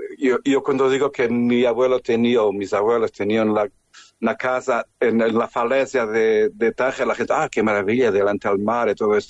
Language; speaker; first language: Spanish; non-native, fluent; Portuguese